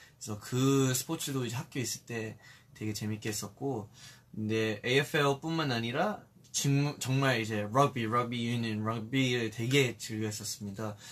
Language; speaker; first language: Korean; early bilingual, heritage; Korean